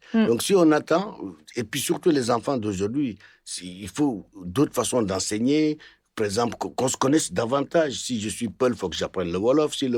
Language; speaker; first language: French; non-native, local second language; Wolof